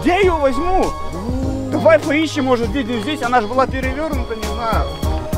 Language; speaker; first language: Russian; native; Russian